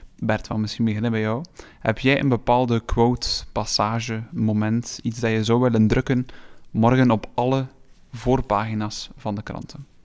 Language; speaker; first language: Dutch; native; Dutch